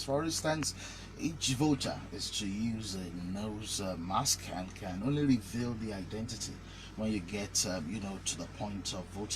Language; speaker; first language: English; non-native, local second language; Yoruba